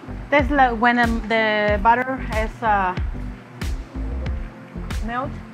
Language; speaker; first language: English; non-native, learner; Spanish